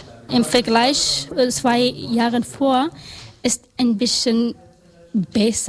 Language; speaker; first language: German; non-native, learner; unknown